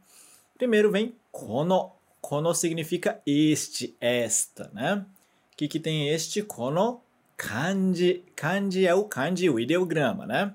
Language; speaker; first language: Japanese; non-native, fluent; Portuguese